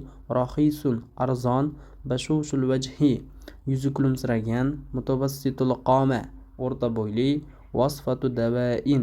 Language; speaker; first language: Arabic; non-native, fluent; Uzbek